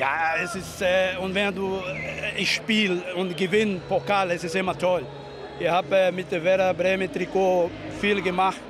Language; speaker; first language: German; non-native, learner; Portuguese